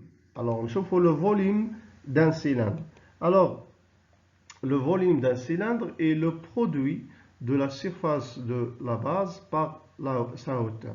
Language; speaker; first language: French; non-native, local second language; Arabic